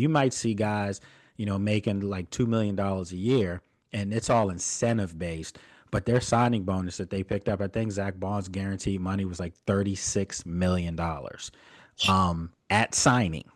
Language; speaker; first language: English; native; English